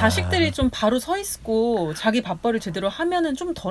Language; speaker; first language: Korean; native; Korean